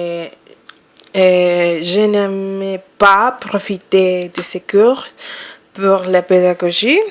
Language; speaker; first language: French; non-native, fluent; Spanish